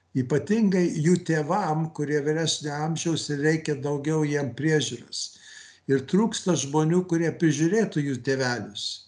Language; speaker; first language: Lithuanian; early bilingual, heritage; Lithuanian